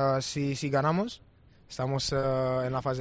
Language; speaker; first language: Spanish; non-native, fluent; Romanian